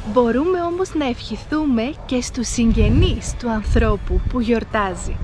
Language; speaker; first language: Greek; native; Greek